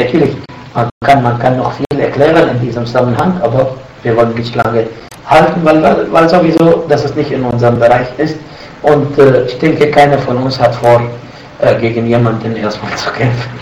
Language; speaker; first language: German; non-native, fluent; Arabic